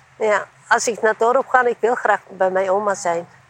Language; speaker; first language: Dutch; non-native, learner; Turkish